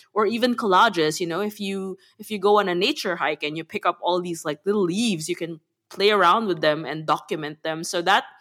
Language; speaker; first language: English; non-native, local second language; Filipino